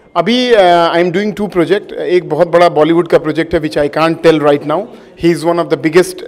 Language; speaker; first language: Hindi; native; Hindi